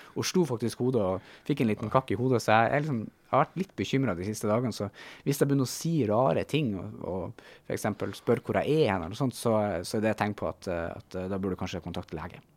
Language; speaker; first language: Norwegian; native; Norwegian